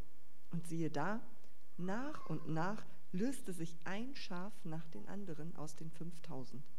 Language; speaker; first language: German; native; German